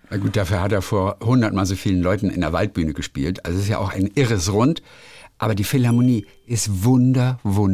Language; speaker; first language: German; native; German